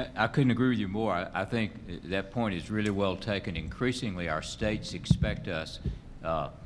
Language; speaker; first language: English; native; English